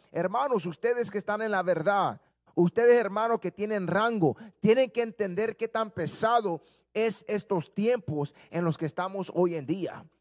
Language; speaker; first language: Spanish; early bilingual, heritage; Spanish